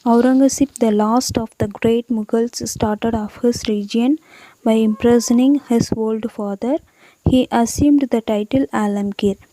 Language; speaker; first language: English; non-native, local second language; Tamil